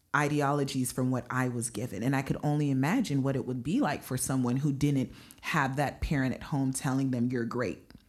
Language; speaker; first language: English; native; English